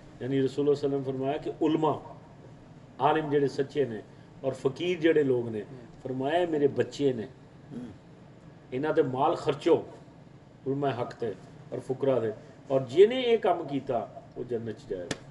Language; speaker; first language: Urdu; non-native, local second language; Punjabi